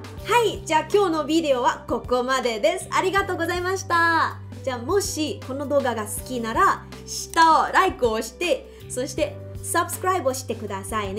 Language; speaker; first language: Japanese; non-native, learner; Chinese